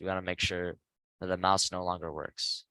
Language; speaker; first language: English; native; English